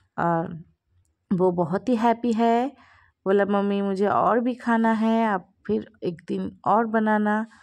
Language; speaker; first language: Hindi; non-native, local second language; Bangla